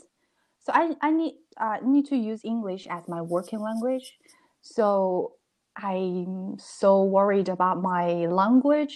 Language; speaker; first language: English; non-native, learner; Chinese